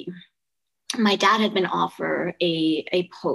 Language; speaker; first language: English; early bilingual, other home language; Lao